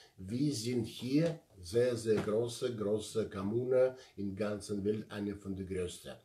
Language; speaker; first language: German; non-native, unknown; Russian